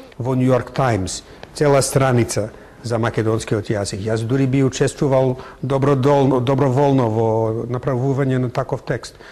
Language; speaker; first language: Macedonian; non-native, fluent; English